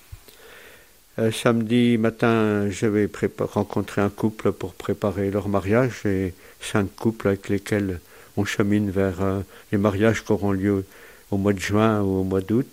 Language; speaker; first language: French; native; French